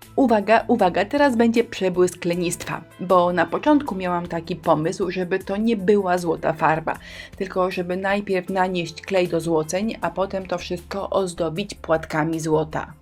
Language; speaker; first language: Polish; native; Polish